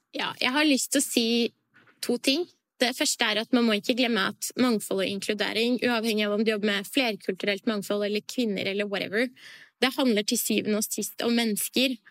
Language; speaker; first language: Norwegian; early bilingual, other home language; Persian